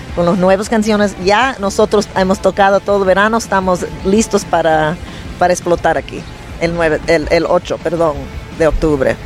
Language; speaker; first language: Spanish; early bilingual, heritage; Spanish